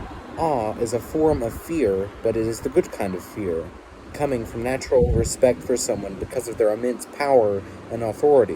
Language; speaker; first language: English; native; English